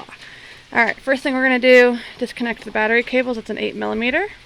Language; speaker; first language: English; native; English